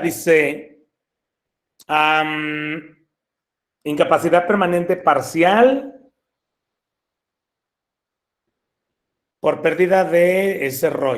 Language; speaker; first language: Spanish; native; Spanish